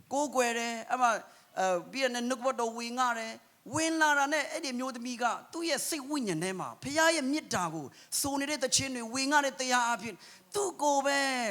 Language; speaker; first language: Burmese; non-native, local second language; Kachin